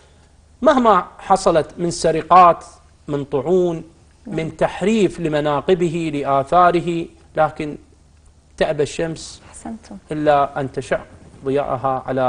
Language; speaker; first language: Arabic; native; Arabic